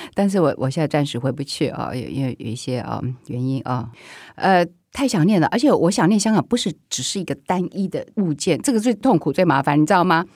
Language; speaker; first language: Chinese; native; Chinese